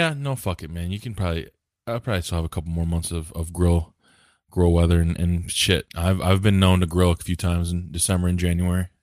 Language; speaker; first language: English; early bilingual, other home language; Japanese